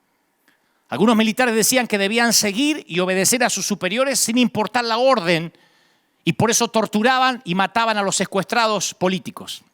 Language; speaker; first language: Spanish; native; Spanish